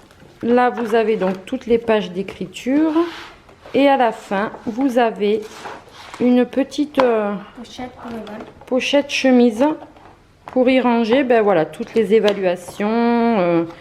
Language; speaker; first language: French; native; French